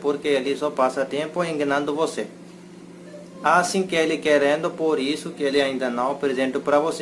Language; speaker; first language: Portuguese; non-native, learner; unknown